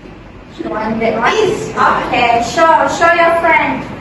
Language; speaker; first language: English; non-native, local second language; Malay